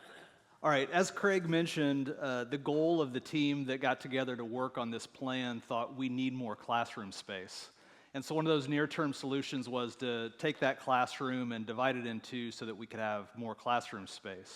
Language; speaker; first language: English; native; English